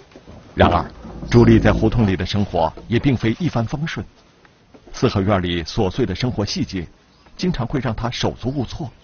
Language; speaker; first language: Chinese; native; Chinese